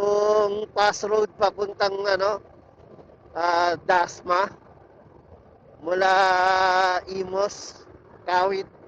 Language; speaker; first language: Filipino; native; Filipino